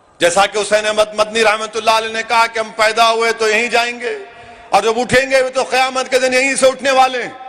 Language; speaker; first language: Urdu; native; Urdu